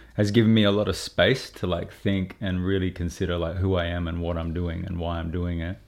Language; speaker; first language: English; native; English